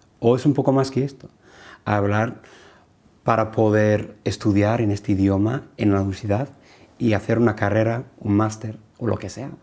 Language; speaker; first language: Spanish; non-native, fluent; English